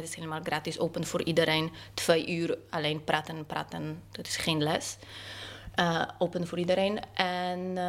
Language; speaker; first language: Dutch; non-native, fluent; Polish